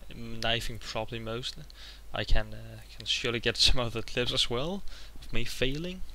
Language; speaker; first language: English; non-native, fluent; Danish